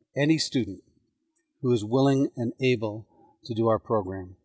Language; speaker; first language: English; native; English